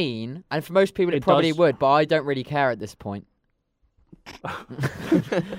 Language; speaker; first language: English; native; English